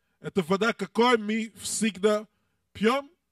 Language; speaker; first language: Russian; non-native, learner; English